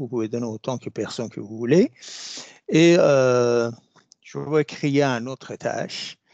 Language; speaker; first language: French; non-native, fluent; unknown